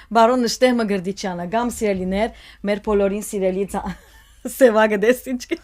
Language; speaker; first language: Armenian; native; Armenian